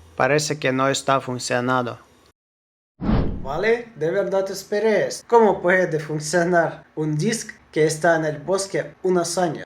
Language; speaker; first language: Spanish; non-native, learner; Russian